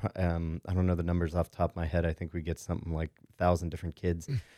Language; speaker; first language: English; native; English